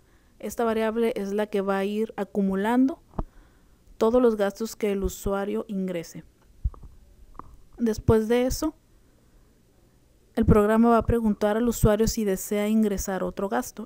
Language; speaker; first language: Spanish; native; Spanish